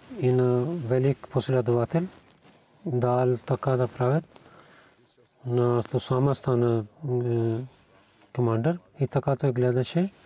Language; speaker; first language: Bulgarian; non-native, learner; Urdu